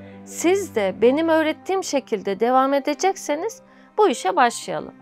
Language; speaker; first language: Turkish; native; Turkish